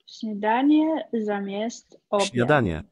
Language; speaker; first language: Polish; non-native, learner; Russian